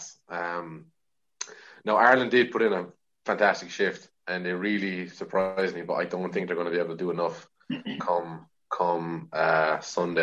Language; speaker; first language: English; native; English